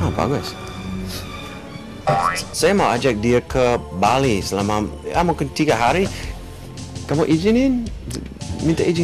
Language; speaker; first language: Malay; non-native, fluent; English